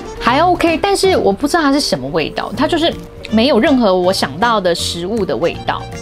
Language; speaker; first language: Chinese; native; Chinese